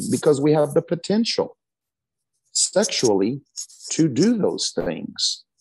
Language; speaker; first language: English; native; English